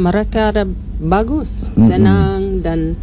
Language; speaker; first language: Indonesian; non-native, learner; English